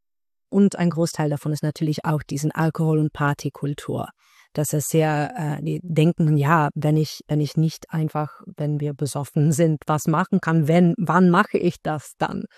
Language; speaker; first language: German; non-native, fluent; Dutch